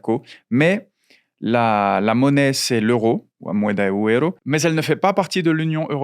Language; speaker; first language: French; non-native, fluent; Portuguese